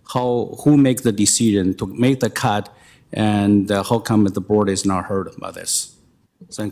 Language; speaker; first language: English; non-native, fluent; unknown